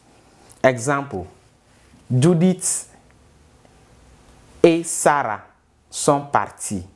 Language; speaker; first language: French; non-native, fluent; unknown